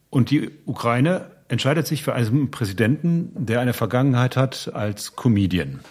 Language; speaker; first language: German; native; German